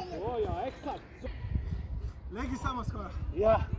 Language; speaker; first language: Swedish; non-native, fluent; Serbian